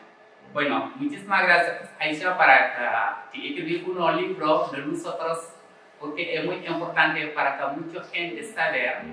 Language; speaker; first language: Spanish; non-native, learner; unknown